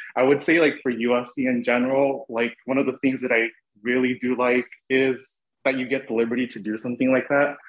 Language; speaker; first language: English; native; English